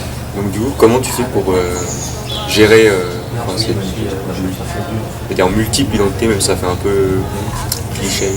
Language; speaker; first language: French; native; French